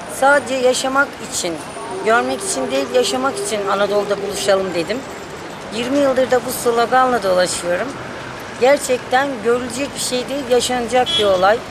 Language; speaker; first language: Turkish; native; Turkish